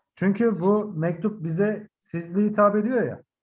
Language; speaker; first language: Turkish; native; Turkish